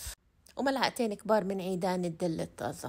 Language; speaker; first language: Arabic; native; Arabic